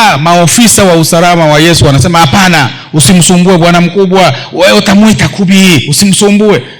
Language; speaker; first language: Swahili; non-native, local second language; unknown